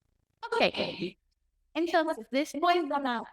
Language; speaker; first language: Spanish; non-native, learner; Portuguese